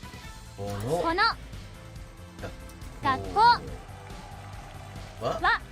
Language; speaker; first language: Japanese; non-native, fluent; English